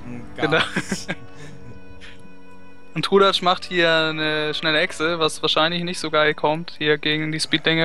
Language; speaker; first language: German; native; German